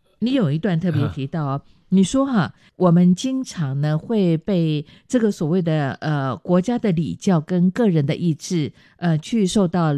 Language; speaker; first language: Chinese; non-native, local second language; Min Nan Chinese